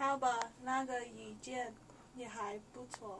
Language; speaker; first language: Chinese; non-native, learner; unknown